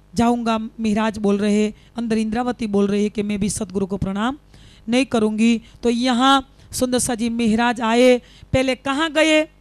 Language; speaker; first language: Hindi; non-native, local second language; Gujarati